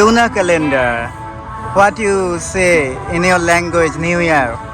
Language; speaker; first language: English; non-native, learner; Bangla